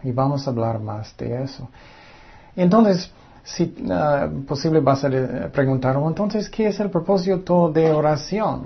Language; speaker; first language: Spanish; non-native, fluent; English